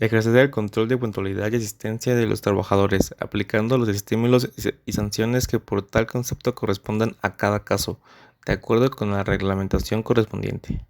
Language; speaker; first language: Spanish; native; Spanish